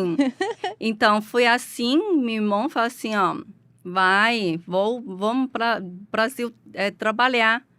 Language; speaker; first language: Portuguese; non-native, learner; Chinese